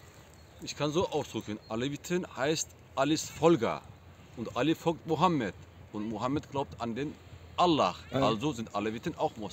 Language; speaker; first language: German; non-native, fluent; Turkish